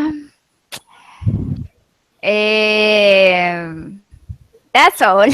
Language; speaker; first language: English; non-native, learner; Spanish